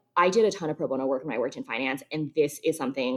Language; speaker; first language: English; early bilingual, other home language; Chinese